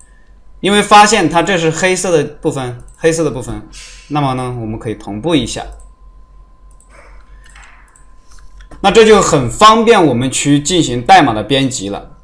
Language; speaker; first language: Chinese; native; Chinese